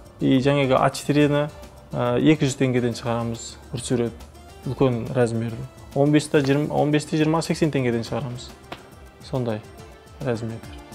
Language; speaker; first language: Kazakh; early bilingual, heritage; Kazakh